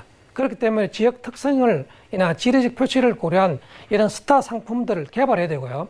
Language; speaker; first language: Korean; native; Korean